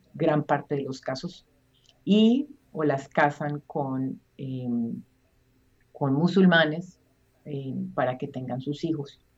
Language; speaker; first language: Spanish; native; Spanish